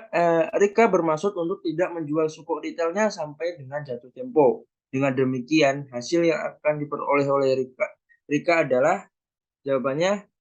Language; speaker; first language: Indonesian; native; Indonesian